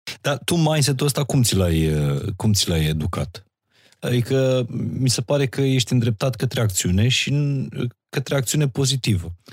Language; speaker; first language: Romanian; native; Romanian